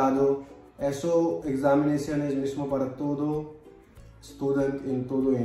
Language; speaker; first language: Spanish; non-native, learner; Hindi